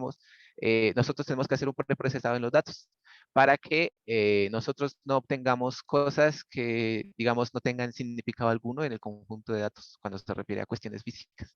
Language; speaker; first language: Spanish; native; Spanish